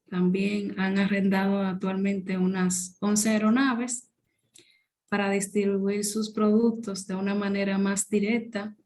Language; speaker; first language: Spanish; native; Spanish